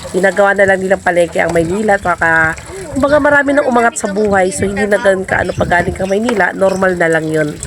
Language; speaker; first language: Filipino; non-native, local second language; Cebuano